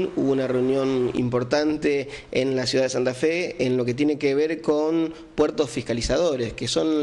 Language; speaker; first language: Spanish; native; Spanish